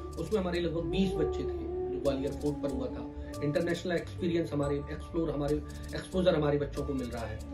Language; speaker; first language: Hindi; native; Hindi